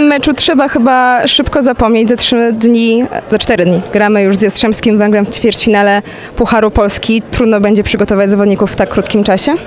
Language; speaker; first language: Polish; native; Polish